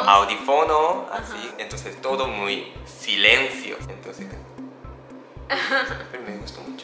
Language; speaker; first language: Spanish; non-native, learner; Japanese